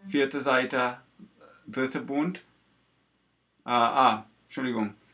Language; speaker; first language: German; non-native, learner; English